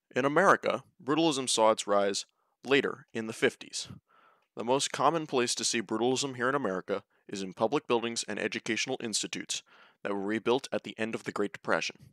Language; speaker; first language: English; native; English